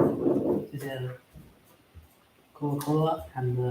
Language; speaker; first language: English; non-native, learner; Chinese